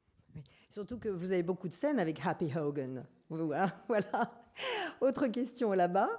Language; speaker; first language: French; native; French